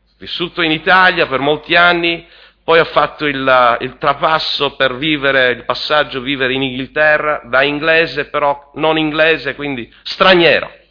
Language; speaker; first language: Italian; native; Italian